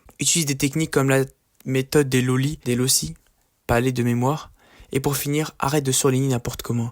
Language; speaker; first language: French; native; French